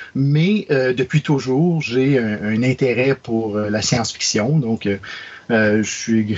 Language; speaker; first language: French; native; French